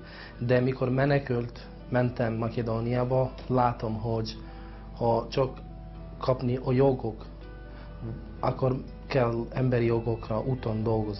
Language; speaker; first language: Hungarian; non-native, learner; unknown